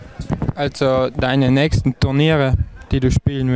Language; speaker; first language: German; non-native, fluent; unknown